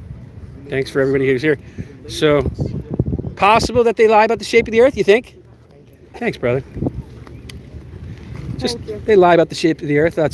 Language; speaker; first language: English; native; English